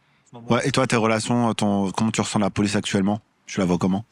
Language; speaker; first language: French; native; French